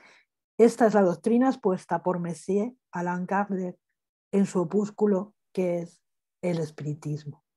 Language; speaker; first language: Spanish; native; Spanish